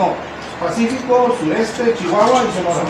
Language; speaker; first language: Spanish; native; Spanish